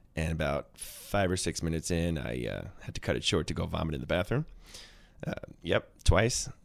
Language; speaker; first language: English; native; English